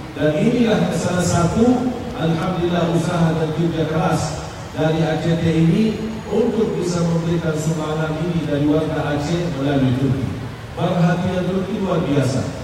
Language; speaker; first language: Indonesian; non-native, fluent; Arabic